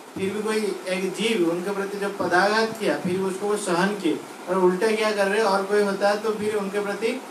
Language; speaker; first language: Hindi; non-native, local second language; Odia